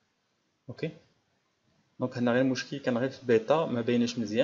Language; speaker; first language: Arabic; native; Arabic